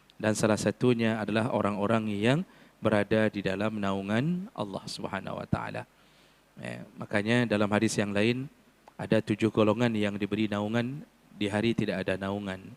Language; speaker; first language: Malay; non-native, local second language; Achinese